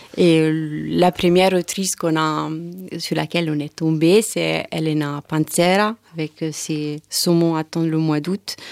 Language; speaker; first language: French; non-native, fluent; Italian